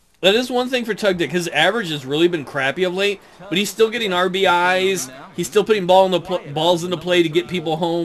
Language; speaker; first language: English; native; English